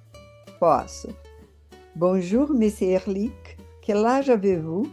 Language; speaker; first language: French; non-native, fluent; Portuguese